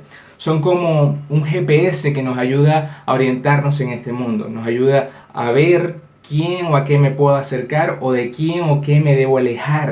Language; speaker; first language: Spanish; native; Spanish